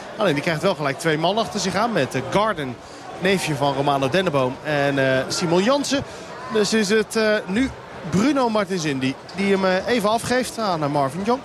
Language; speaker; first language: Dutch; native; Dutch